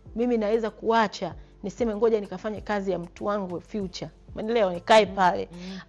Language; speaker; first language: Swahili; native; Swahili